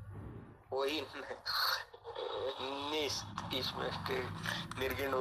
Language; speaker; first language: German; non-native, learner; Hindi